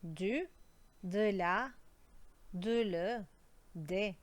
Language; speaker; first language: French; non-native, fluent; Croatian